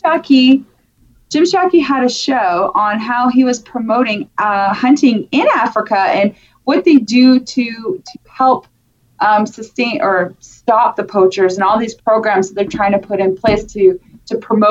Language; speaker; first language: English; native; English